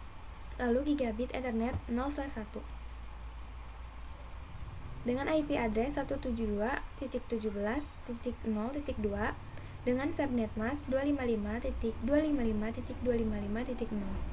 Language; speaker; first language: Indonesian; native; Indonesian